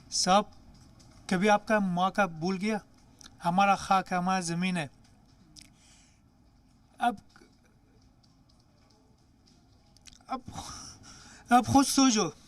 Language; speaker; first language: Hindi; non-native, learner; Persian